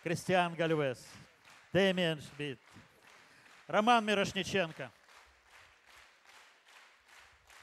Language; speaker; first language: Russian; native; Russian